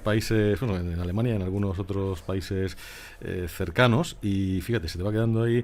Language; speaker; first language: Spanish; native; Spanish